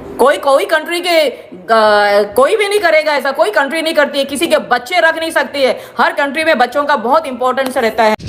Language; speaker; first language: Hindi; non-native, local second language; Gujarati